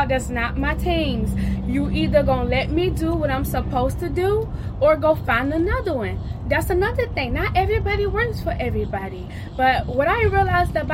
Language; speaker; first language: English; native; English